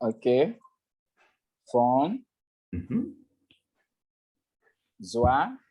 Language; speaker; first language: German; non-native, learner; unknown